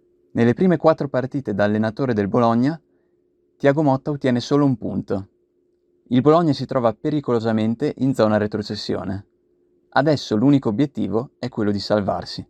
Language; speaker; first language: Italian; native; Italian